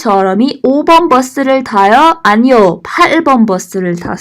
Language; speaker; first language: Korean; non-native, fluent; Persian